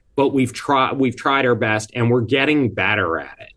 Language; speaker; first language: English; early bilingual, other home language; Hindi